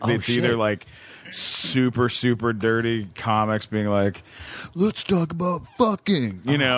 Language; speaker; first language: English; native; English